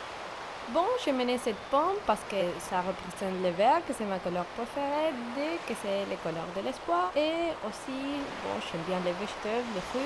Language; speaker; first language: French; non-native, fluent; Spanish